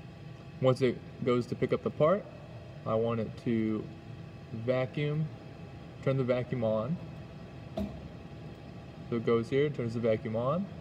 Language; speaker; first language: English; native; English